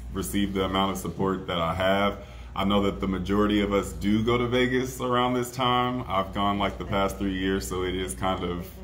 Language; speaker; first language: English; native; English